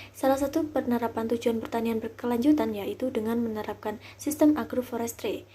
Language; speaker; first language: Indonesian; native; Indonesian